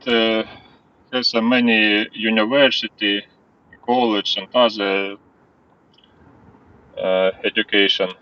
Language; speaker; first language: English; non-native, learner; Ukrainian